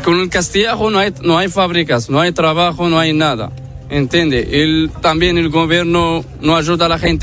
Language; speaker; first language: Spanish; non-native, learner; Arabic